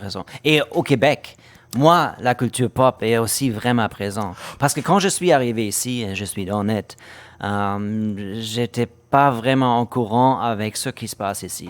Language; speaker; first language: French; non-native, fluent; German